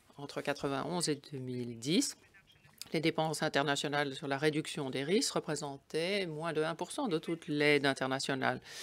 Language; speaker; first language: French; non-native, fluent; German